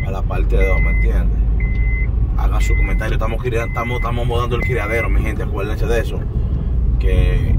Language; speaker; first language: Spanish; native; Spanish